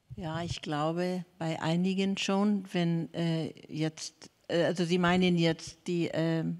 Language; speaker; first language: German; non-native, fluent; Persian